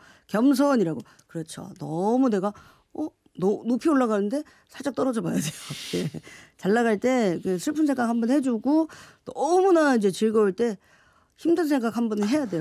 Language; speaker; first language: Korean; native; Korean